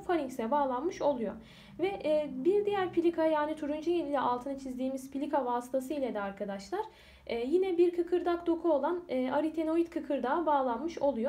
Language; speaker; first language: Turkish; native; Turkish